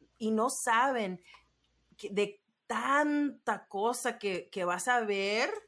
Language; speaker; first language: Spanish; early bilingual, heritage; Spanish